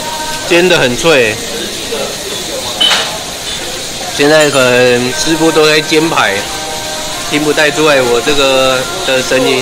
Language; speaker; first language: Chinese; native; Chinese